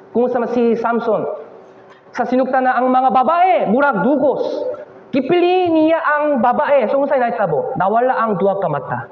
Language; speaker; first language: Cebuano; non-native, fluent; Korean